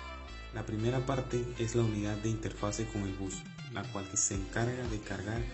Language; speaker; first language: Spanish; native; Spanish